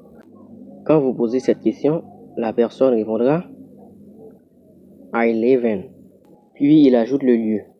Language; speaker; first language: French; non-native, local second language; Haitian Creole